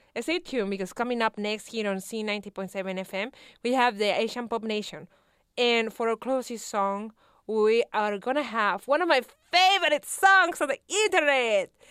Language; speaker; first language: English; non-native, fluent; Spanish